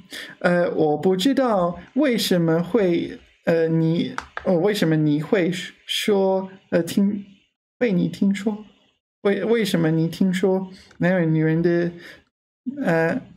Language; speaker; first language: Chinese; non-native, learner; English